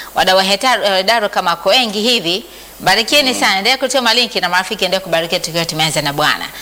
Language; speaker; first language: Swahili; native; Swahili